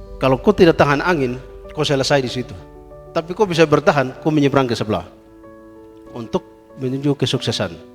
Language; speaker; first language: Indonesian; non-native, local second language; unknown